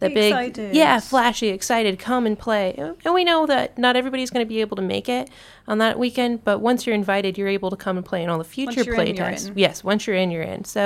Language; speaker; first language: English; native; English